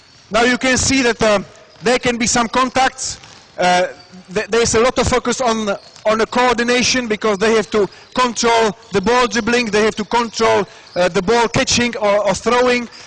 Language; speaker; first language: English; non-native, fluent; Czech